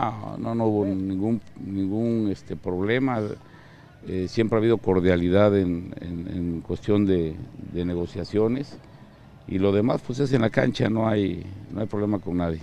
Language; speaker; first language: Spanish; native; Spanish